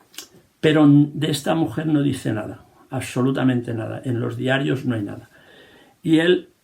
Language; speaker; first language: Spanish; native; Spanish